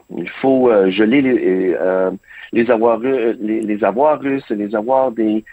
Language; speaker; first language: French; early bilingual, other home language; Ukrainian